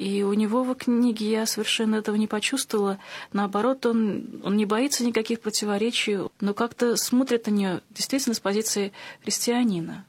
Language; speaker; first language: Russian; native; Russian